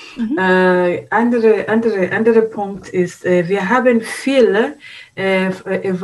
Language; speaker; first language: German; non-native, learner; Swahili